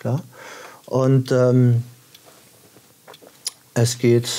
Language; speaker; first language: German; native; German